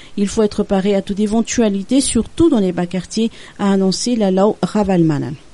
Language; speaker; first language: French; non-native, local second language; Malagasy